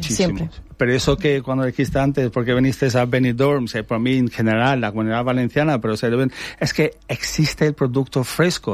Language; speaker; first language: Spanish; non-native, fluent; Albanian